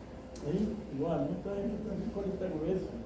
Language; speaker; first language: Spanish; native; Spanish